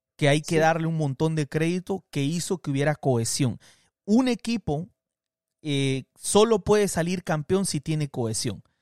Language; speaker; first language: Spanish; native; Spanish